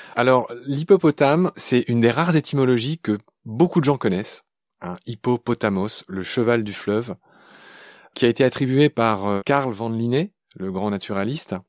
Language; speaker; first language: French; native; French